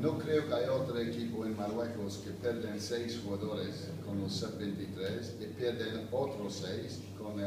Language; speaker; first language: Spanish; non-native, fluent; English